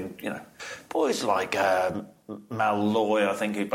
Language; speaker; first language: English; native; English